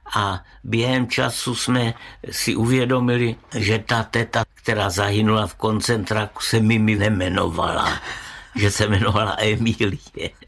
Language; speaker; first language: Czech; native; Czech